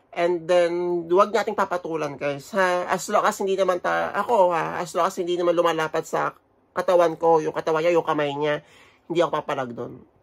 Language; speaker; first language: Filipino; native; Filipino